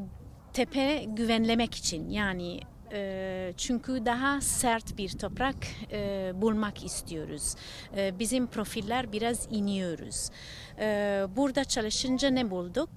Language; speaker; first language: Turkish; non-native, learner; Italian